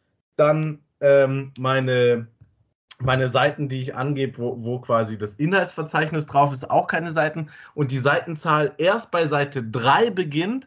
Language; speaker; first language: German; native; German